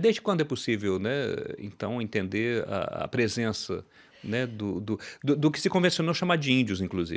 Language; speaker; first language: Portuguese; native; Portuguese